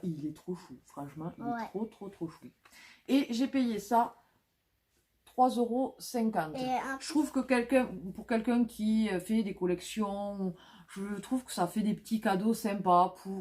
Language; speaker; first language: French; native; French